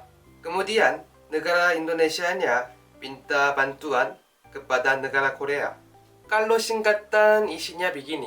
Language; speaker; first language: Indonesian; non-native, learner; Korean